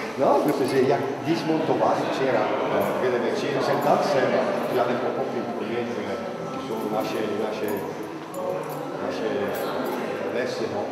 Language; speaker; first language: Czech; non-native, learner; Italian